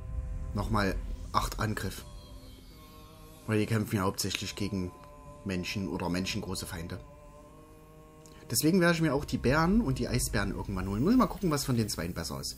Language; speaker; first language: German; native; German